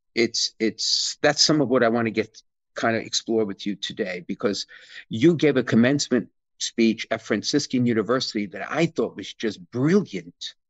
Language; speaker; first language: English; native; English